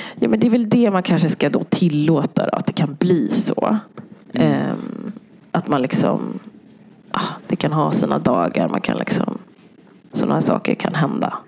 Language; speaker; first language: Swedish; early bilingual, other home language; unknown